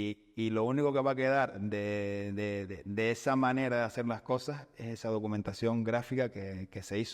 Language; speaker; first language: Spanish; native; Spanish